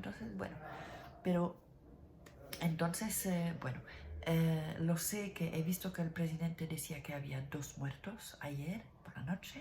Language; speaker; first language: Spanish; non-native, learner; French